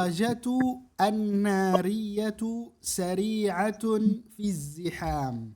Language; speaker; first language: Arabic; non-native, fluent; Indonesian